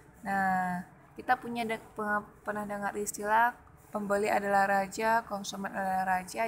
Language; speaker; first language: Indonesian; native; Indonesian